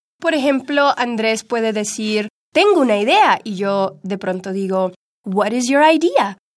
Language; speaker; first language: Spanish; early bilingual, heritage; Spanish